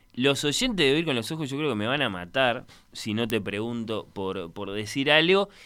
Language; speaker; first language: Spanish; native; Spanish